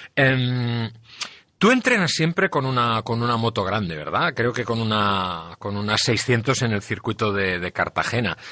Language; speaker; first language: Spanish; non-native, local second language; Catalan